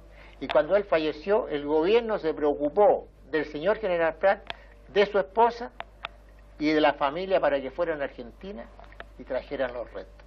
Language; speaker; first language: Spanish; native; Spanish